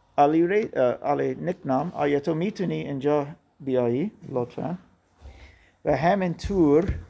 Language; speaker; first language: Persian; non-native, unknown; German